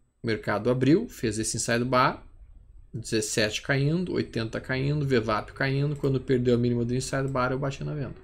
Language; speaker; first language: Portuguese; native; Portuguese